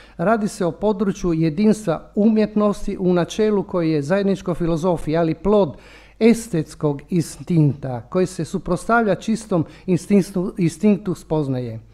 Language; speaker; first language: Croatian; non-native, local second language; Italian